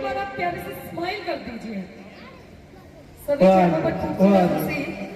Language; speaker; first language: Hindi; native; Hindi